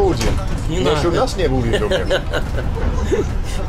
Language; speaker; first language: Russian; non-native, learner; English